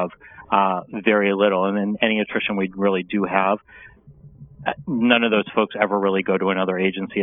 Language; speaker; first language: English; native; English